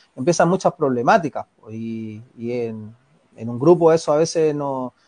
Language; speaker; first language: Spanish; native; Spanish